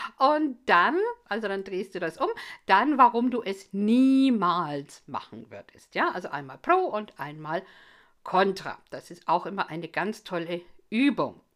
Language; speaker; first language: German; non-native, fluent; English